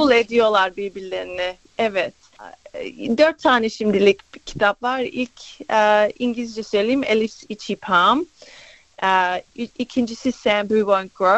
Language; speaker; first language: Turkish; early bilingual, other home language; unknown